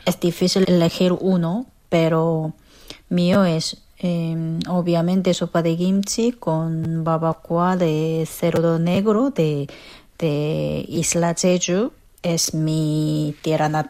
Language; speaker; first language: Spanish; non-native, fluent; Korean